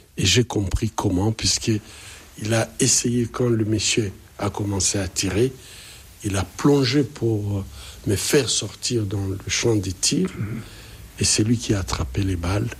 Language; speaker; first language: French; non-native, local second language; Swahili